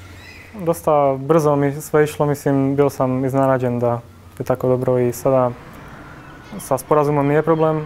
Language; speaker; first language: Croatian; non-native, fluent; Czech